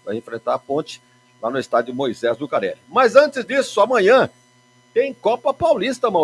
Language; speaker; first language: Portuguese; native; Portuguese